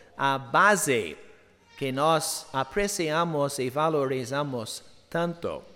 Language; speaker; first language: Portuguese; non-native, fluent; English